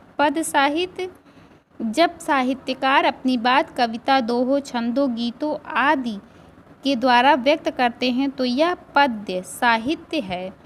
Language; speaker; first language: Hindi; native; Hindi